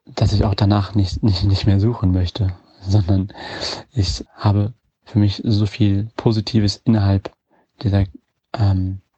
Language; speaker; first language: German; native; German